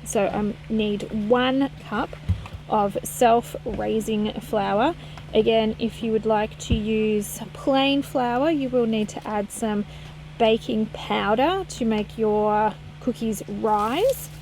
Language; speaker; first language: English; native; English